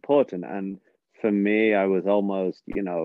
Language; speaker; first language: English; native; English